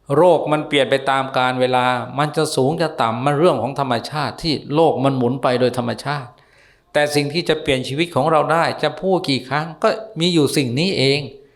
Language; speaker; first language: Thai; native; Thai